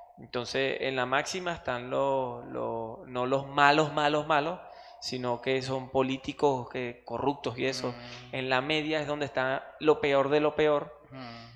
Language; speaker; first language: Spanish; native; Spanish